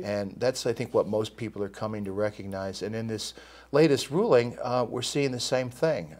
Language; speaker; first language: English; native; English